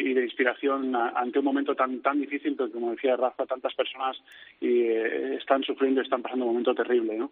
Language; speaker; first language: Spanish; native; Spanish